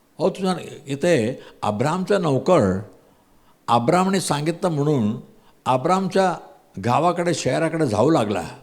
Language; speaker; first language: Marathi; non-native, local second language; Tamil